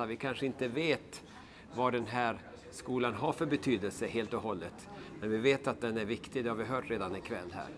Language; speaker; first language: Swedish; native; Swedish